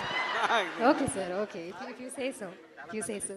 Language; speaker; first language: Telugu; non-native, learner; Malayalam